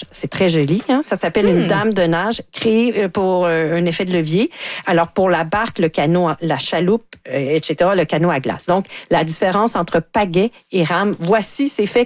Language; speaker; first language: French; native; French